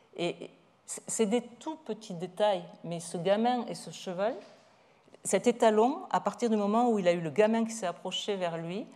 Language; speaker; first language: French; native; French